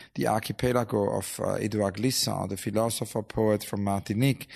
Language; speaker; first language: English; non-native, fluent; German